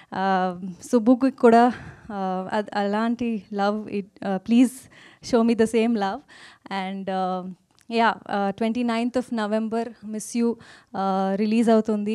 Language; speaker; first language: Telugu; non-native, learner; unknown